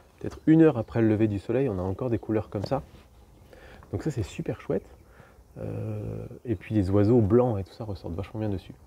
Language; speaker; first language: French; native; French